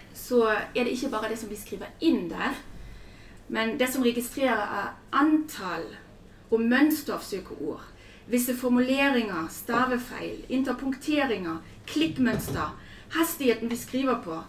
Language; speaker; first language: Norwegian; non-native, fluent; German